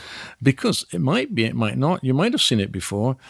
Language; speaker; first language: English; native; English